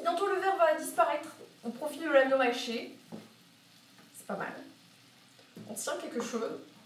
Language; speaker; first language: French; native; French